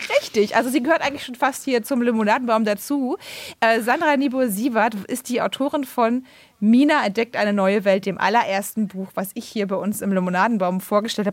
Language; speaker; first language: German; native; German